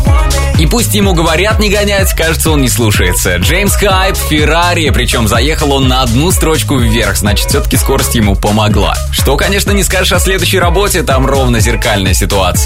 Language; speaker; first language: Russian; native; Russian